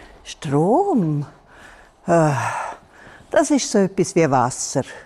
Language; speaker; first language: German; non-native, local second language; Romansh